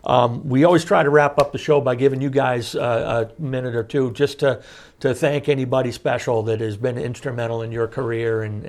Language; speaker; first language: English; native; English